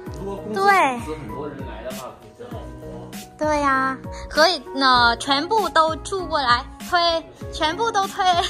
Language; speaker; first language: Chinese; non-native, learner; Vietnamese